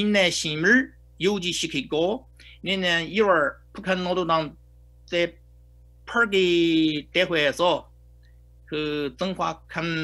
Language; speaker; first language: Korean; non-native, fluent; Chinese